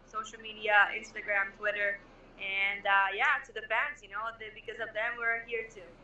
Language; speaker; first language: English; non-native, fluent; Spanish